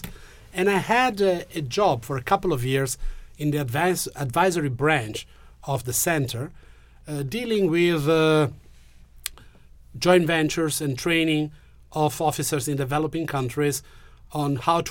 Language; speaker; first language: English; non-native, fluent; Italian